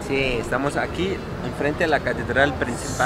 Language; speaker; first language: Spanish; non-native, learner; Arabic